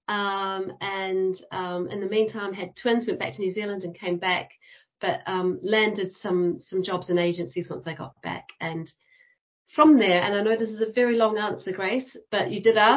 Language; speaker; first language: English; native; English